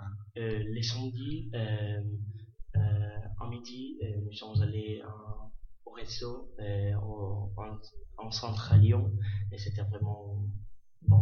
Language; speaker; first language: French; non-native, learner; Italian